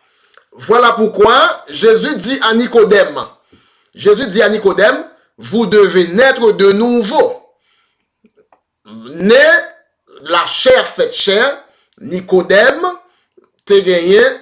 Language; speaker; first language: French; non-native, local second language; Haitian Creole